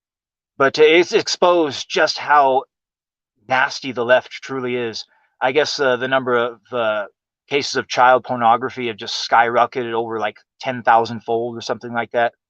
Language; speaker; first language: English; native; English